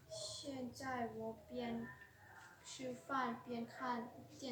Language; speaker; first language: Chinese; non-native, learner; Lao